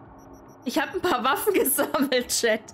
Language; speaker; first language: German; native; German